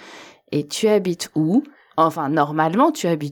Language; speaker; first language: French; native; French